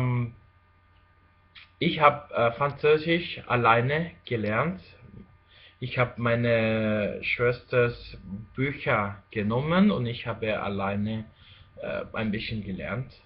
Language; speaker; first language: German; non-native, fluent; Spanish